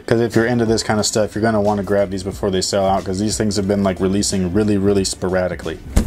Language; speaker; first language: English; native; English